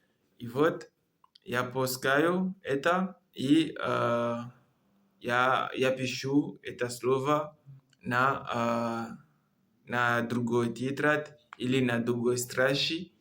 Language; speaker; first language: Russian; non-native, learner; Comorian